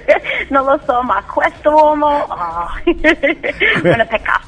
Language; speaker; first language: Italian; non-native, learner; English